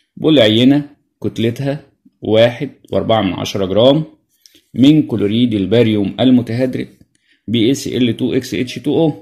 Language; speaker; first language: Arabic; native; Arabic